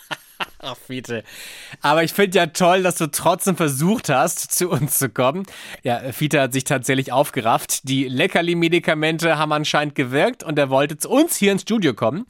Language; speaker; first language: German; native; German